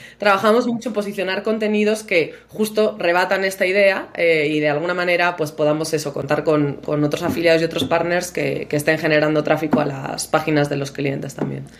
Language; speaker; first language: Spanish; native; Spanish